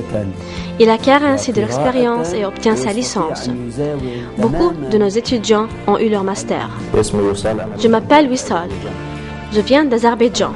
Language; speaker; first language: French; non-native, local second language; Arabic